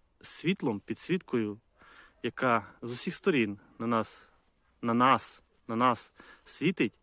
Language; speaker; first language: Ukrainian; native; Ukrainian